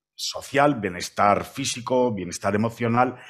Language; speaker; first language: Spanish; native; Spanish